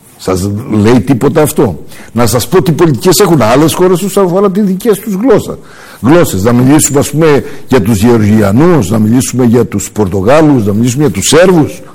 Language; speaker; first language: Greek; early bilingual, heritage; Greek